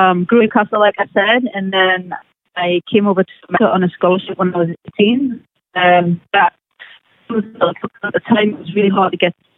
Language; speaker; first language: English; native; English